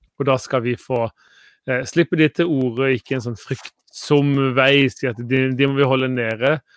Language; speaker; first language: Norwegian; native; Norwegian